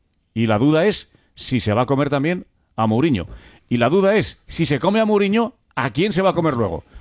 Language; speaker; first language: Spanish; native; Spanish